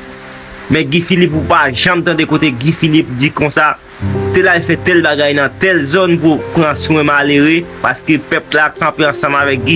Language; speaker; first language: Haitian Creole; native; Haitian Creole